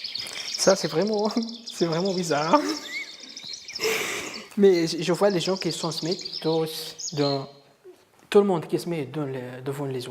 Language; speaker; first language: French; non-native, learner; Arabic